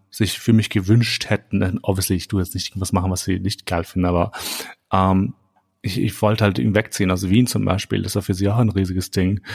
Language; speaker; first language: German; early bilingual, other home language; Albanian